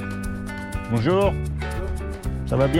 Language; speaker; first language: French; native; French